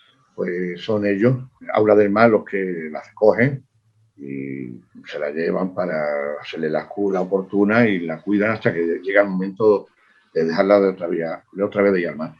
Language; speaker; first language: Spanish; native; Spanish